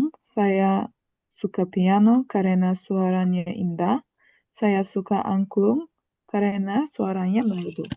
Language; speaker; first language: Indonesian; non-native, learner; Turkish